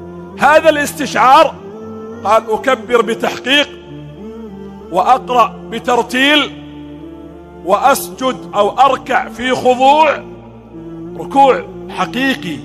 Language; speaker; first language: Arabic; native; Arabic